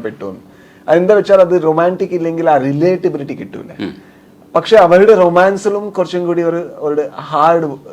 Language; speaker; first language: Malayalam; non-native, local second language; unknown